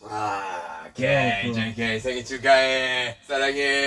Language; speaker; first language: Korean; native; Korean